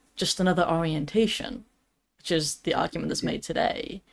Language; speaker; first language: English; native; English